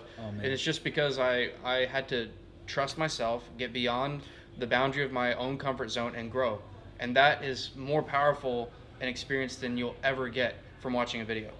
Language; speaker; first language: English; native; English